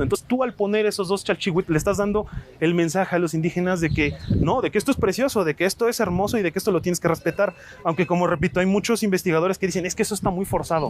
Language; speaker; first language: Spanish; native; Spanish